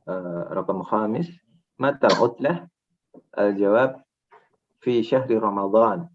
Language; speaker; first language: Arabic; non-native, learner; Indonesian